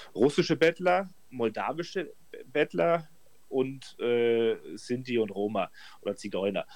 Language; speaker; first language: German; native; German